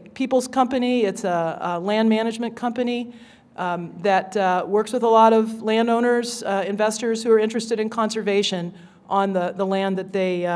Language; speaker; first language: English; native; English